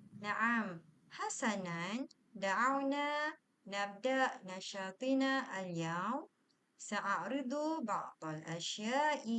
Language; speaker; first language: Arabic; non-native, learner; Malay